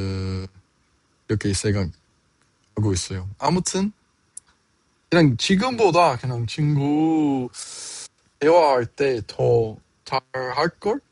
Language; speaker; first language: Korean; non-native, learner; English